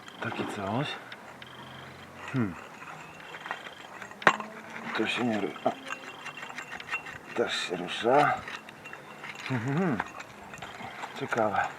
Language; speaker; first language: Polish; native; Polish